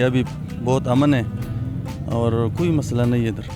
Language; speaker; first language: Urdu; non-native, local second language; Pashto